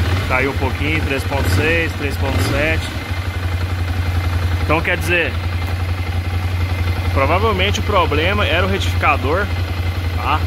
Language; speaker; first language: Portuguese; native; Portuguese